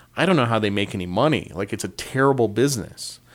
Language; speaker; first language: English; native; English